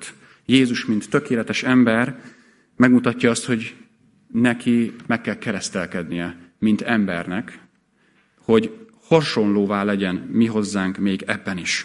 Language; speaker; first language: Hungarian; native; Hungarian